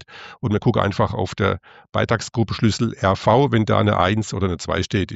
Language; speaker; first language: German; native; German